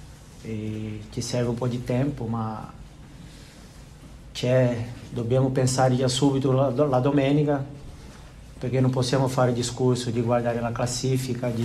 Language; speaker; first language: Italian; non-native, fluent; Portuguese